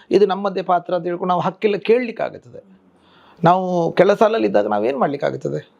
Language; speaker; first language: Kannada; non-native, local second language; Tulu